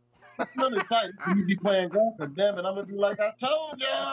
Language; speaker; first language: English; native; English